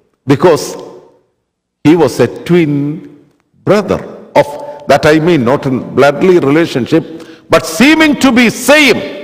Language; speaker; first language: English; non-native, local second language; Malayalam